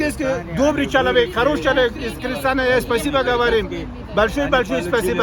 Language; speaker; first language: Russian; non-native, learner; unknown